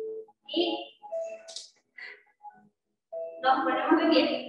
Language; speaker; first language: Spanish; native; Spanish